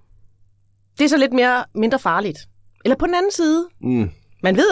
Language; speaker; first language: Danish; native; Danish